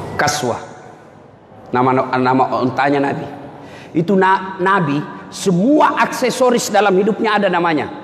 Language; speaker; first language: Indonesian; native; Indonesian